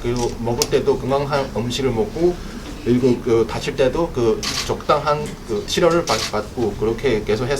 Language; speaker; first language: Korean; non-native, learner; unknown